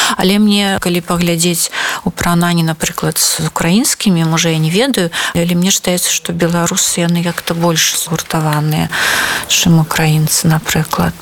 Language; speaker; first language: Belarusian; non-native, local second language; Russian